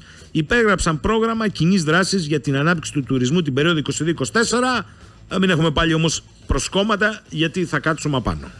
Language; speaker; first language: Greek; native; Greek